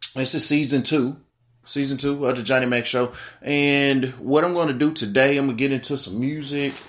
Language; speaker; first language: English; native; English